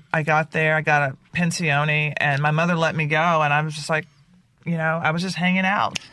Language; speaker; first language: English; native; English